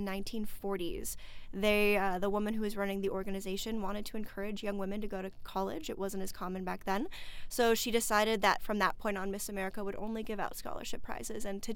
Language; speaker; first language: English; native; English